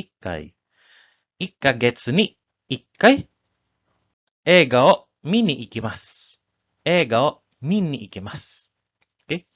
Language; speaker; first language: Japanese; non-native, learner; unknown